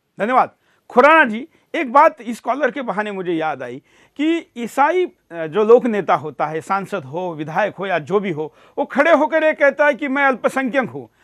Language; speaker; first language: Hindi; non-native, local second language; Marathi